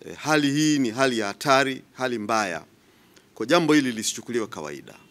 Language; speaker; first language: Swahili; native; Swahili